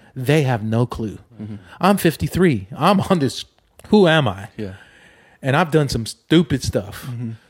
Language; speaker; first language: English; native; English